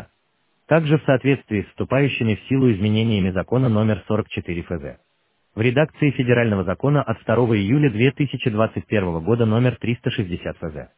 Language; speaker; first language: Russian; native; Russian